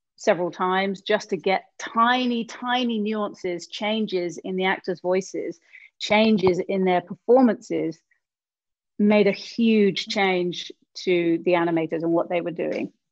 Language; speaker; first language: English; native; English